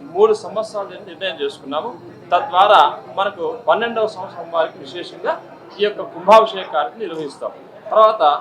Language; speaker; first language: Telugu; native; Telugu